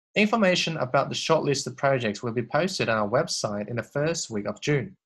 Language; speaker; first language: English; non-native, fluent; Chinese